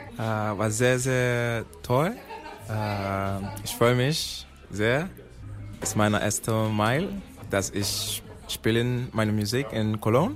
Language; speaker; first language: German; non-native, learner; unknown